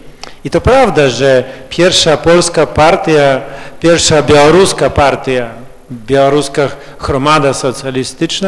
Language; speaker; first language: Polish; early bilingual, heritage; Russian